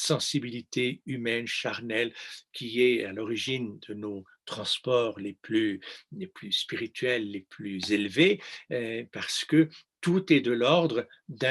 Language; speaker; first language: French; native; French